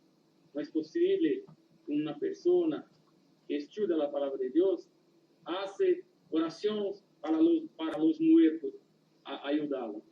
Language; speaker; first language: Spanish; non-native, learner; Portuguese